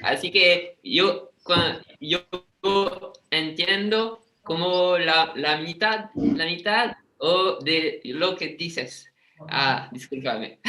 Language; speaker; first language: Spanish; non-native, learner; French